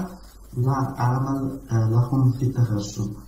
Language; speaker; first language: Arabic; non-native, learner; Italian